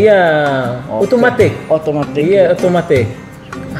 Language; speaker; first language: Indonesian; non-native, learner; Arabic